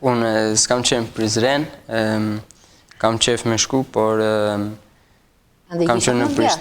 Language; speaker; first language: Albanian; early bilingual, heritage; Albanian